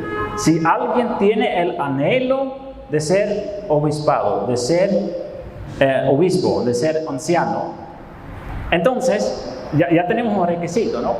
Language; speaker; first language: Spanish; non-native, fluent; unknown